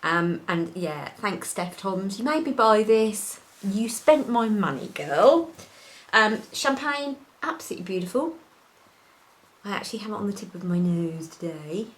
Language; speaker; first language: English; native; English